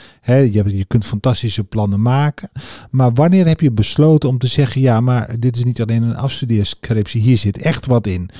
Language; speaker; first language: Dutch; native; Dutch